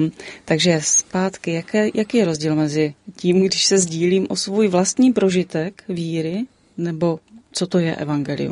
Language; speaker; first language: Czech; native; Czech